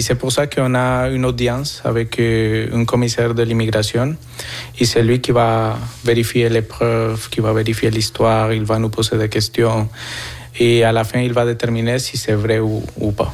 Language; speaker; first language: French; non-native, fluent; Spanish